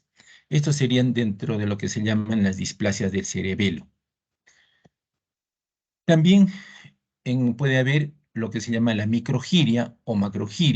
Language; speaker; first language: Spanish; native; Spanish